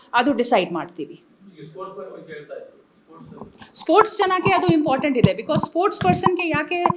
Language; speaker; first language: Kannada; non-native, learner; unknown